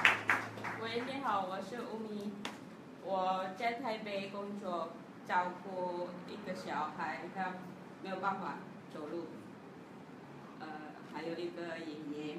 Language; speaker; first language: Chinese; non-native, learner; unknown